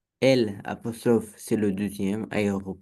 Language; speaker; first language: French; non-native, learner; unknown